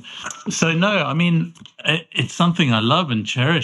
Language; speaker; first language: English; native; English